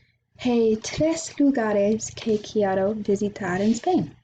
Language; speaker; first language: Spanish; non-native, learner; English